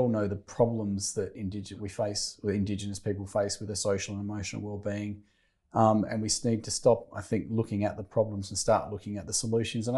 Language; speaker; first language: English; native; English